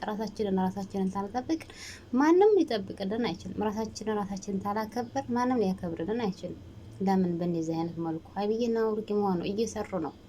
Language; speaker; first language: Amharic; native; Amharic